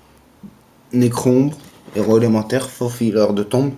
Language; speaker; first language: French; native; French